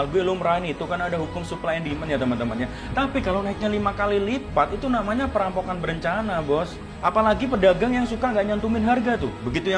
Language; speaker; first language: Indonesian; native; Indonesian